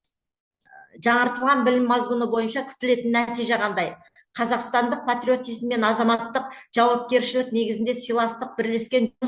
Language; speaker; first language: Kazakh; native; Kazakh